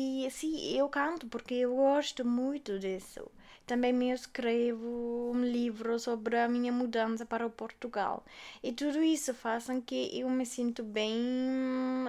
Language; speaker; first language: Portuguese; non-native, fluent; German